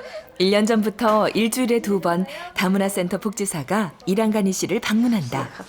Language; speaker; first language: Korean; native; Korean